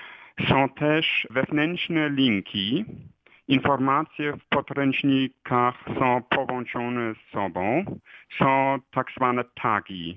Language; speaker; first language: Polish; non-native, fluent; German